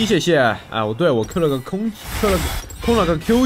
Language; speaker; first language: Chinese; native; Chinese